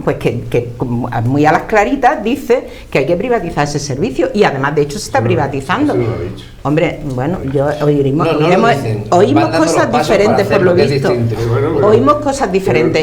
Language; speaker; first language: Spanish; native; Spanish